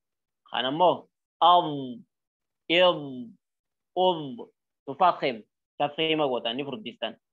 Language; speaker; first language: Arabic; non-native, learner; Oromo